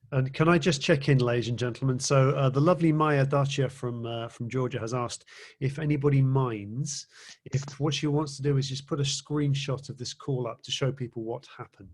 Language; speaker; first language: English; native; English